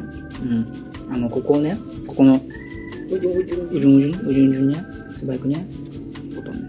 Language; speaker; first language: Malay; non-native, learner; Japanese